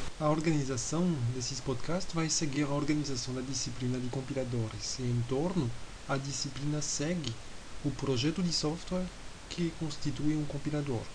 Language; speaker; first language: Portuguese; non-native, fluent; French